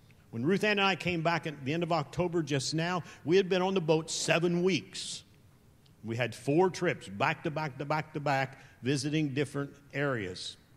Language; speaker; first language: English; native; English